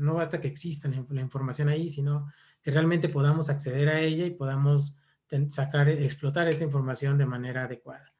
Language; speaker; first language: Spanish; native; Spanish